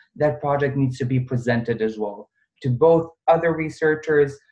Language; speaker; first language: English; non-native, fluent; Bosnian